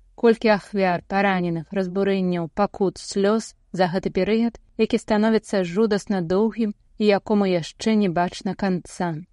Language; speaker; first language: Belarusian; native; Belarusian